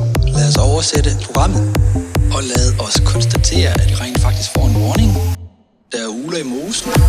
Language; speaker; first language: Danish; native; Danish